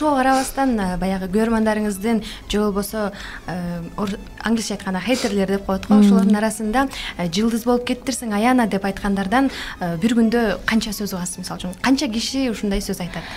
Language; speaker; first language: Kyrgyz; native; Kyrgyz